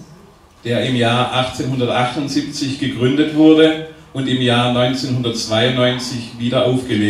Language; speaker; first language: German; native; German